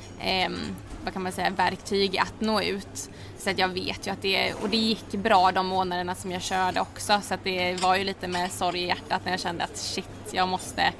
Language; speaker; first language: Swedish; native; Swedish